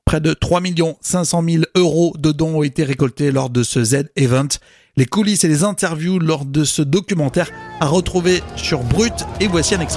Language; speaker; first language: French; native; French